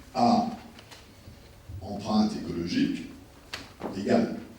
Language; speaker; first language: French; native; French